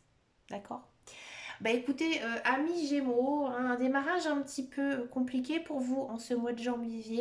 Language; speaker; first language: French; native; French